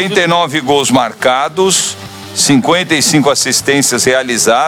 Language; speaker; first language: Portuguese; native; Portuguese